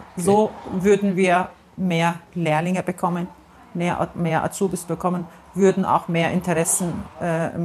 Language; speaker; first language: German; non-native, fluent; Turkish